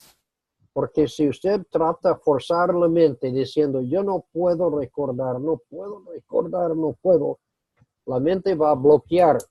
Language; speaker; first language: Spanish; non-native, fluent; English